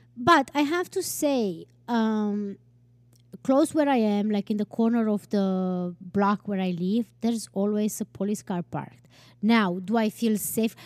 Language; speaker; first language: English; non-native, fluent; Romanian